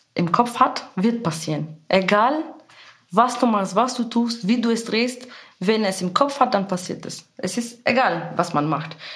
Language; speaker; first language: German; non-native, fluent; Bulgarian